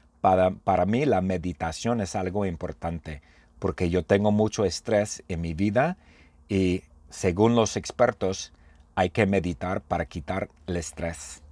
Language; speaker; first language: Spanish; non-native, fluent; English